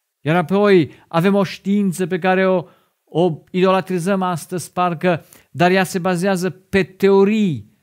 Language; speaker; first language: Romanian; non-native, fluent; German